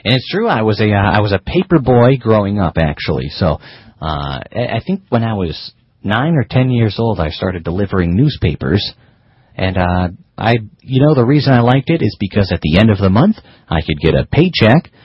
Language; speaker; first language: English; native; English